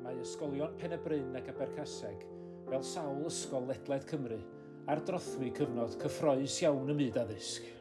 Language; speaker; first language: Welsh; native; Welsh